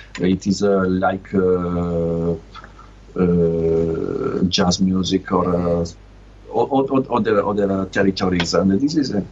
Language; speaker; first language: English; non-native, learner; Italian